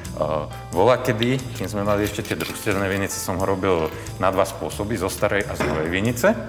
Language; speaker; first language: Slovak; native; Slovak